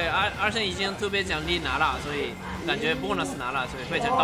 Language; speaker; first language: Chinese; non-native, fluent; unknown